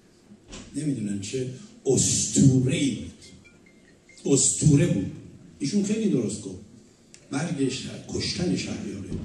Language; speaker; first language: Persian; native; Persian